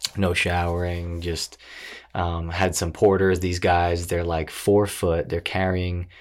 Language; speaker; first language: English; native; English